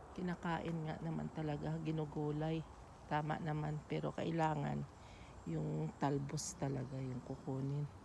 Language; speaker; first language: Filipino; non-native, local second language; Aklanon